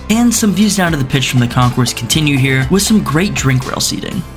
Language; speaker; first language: English; native; English